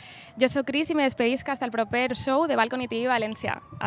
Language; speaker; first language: Catalan; native; Catalan